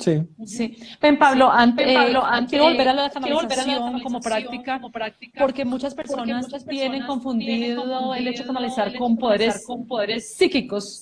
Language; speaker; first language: Spanish; native; Spanish